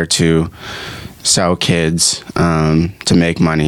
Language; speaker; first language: English; early bilingual, other home language; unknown